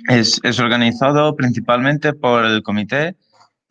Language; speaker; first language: Spanish; native; Spanish